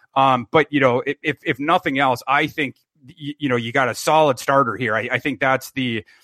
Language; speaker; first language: English; native; English